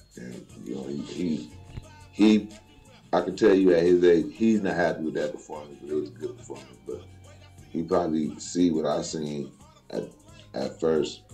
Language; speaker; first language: English; native; English